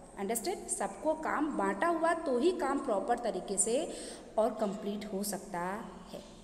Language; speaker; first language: Hindi; non-native, local second language; Gujarati